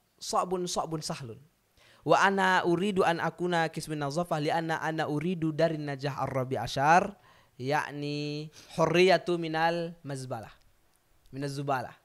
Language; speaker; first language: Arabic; non-native, learner; Indonesian